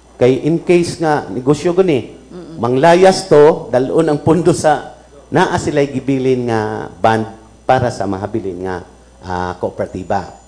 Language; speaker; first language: Cebuano; native; Cebuano